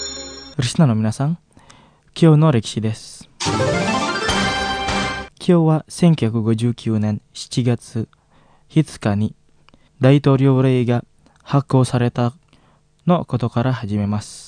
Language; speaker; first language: Japanese; non-native, fluent; Indonesian